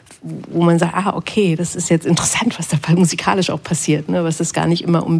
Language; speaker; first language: German; native; German